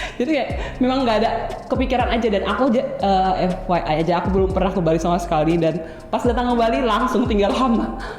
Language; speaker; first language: Indonesian; native; Indonesian